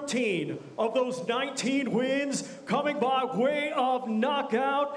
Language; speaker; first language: English; native; English